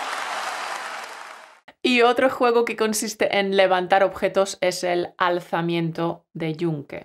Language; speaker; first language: Spanish; native; Spanish